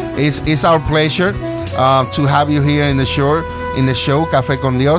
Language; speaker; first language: English; non-native, learner; Spanish